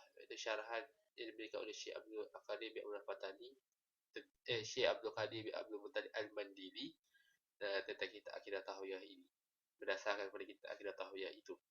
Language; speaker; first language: Malay; native; Malay